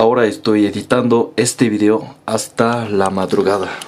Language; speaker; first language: Spanish; non-native, learner; Korean